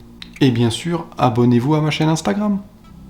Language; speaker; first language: French; native; French